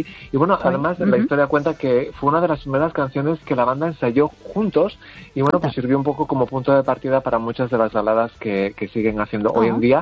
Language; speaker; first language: Spanish; native; Spanish